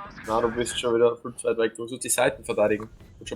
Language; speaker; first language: German; native; German